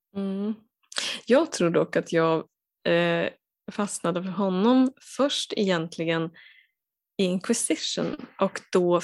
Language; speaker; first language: Swedish; native; Swedish